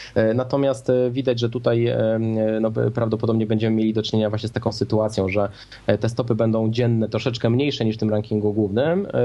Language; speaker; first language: Polish; native; Polish